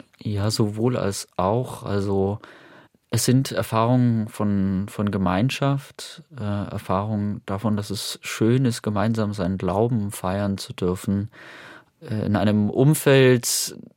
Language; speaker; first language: German; native; German